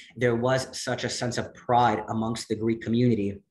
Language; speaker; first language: English; native; English